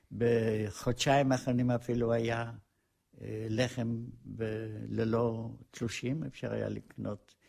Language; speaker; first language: Hebrew; non-native, fluent; Polish